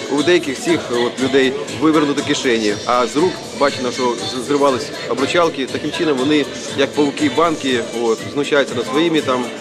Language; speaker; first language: Ukrainian; native; Ukrainian